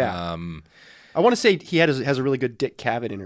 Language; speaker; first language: English; native; English